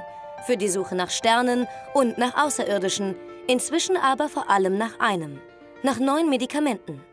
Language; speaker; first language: German; native; German